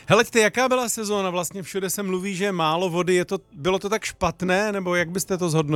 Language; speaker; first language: Czech; native; Czech